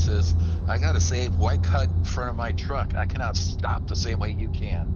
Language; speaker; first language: English; native; English